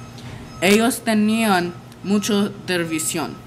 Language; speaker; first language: Spanish; non-native, learner; English